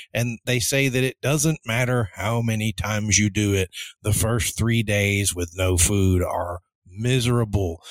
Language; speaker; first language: English; early bilingual, other home language; Spanish